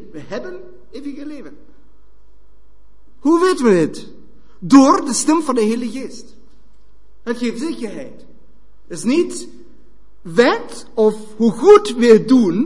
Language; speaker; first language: Dutch; non-native, fluent; German